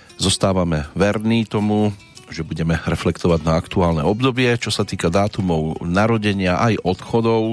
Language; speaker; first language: Slovak; native; Slovak